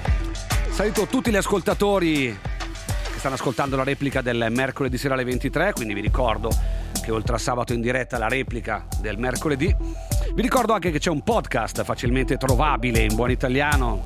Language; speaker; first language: Italian; native; Italian